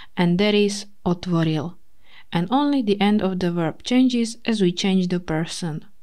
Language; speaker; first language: English; non-native, fluent; Slovak